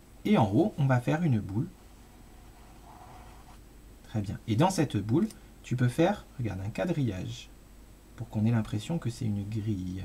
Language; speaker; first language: French; native; French